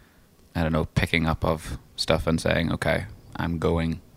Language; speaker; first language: English; native; English